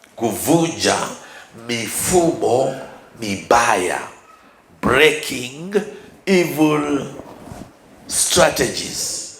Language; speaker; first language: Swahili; non-native, local second language; Luyia